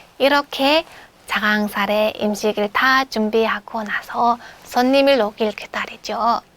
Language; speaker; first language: Korean; non-native, fluent; Mongolian